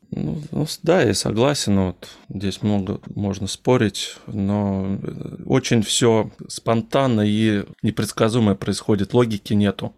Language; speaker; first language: Russian; native; Russian